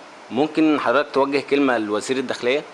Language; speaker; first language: Arabic; native; Arabic